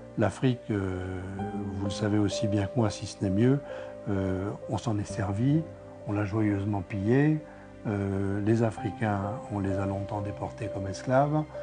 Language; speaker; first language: French; native; French